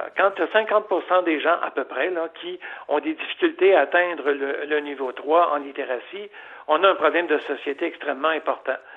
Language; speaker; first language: French; native; French